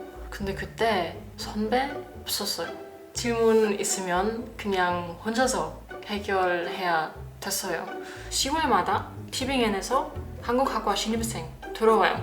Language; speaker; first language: Korean; non-native, learner; German